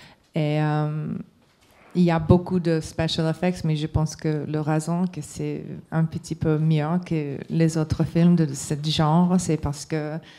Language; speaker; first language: French; non-native, learner; English